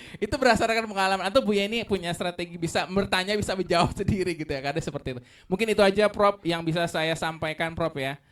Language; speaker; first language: Indonesian; native; Indonesian